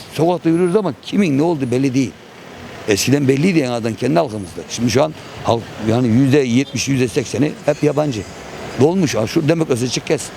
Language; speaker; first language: Turkish; native; Turkish